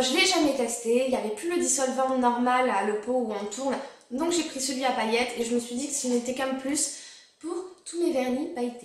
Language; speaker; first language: French; native; French